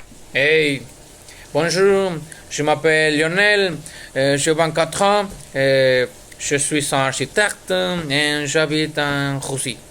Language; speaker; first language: French; non-native, learner; Spanish